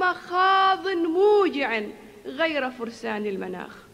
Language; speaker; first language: Arabic; native; Arabic